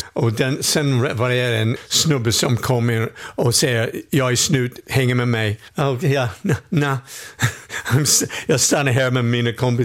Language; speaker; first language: Swedish; non-native, fluent; English